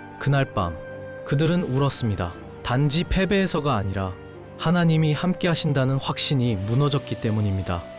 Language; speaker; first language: Korean; native; Korean